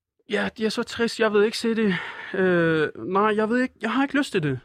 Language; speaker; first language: Danish; non-native, fluent; Persian